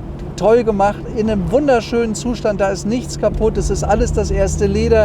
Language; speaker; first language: German; native; German